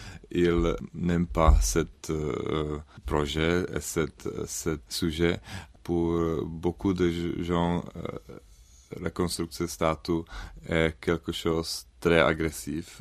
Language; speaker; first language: French; non-native, learner; Czech